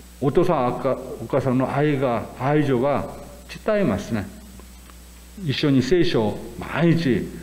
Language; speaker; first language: Japanese; non-native, fluent; Korean